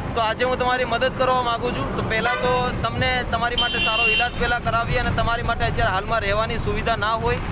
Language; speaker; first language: Gujarati; native; Gujarati